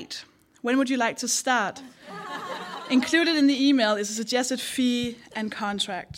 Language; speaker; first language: English; non-native, fluent; Danish